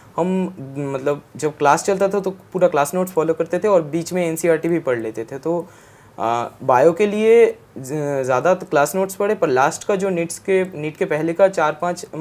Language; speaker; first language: Hindi; non-native, local second language; Bangla